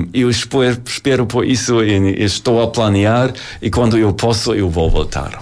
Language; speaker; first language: Portuguese; non-native, learner; German